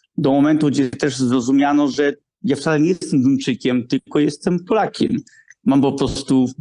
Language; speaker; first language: Polish; early bilingual, heritage; Polish